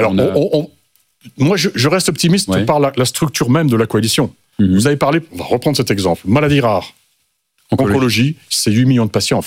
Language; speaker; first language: French; native; French